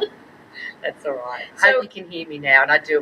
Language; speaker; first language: English; native; English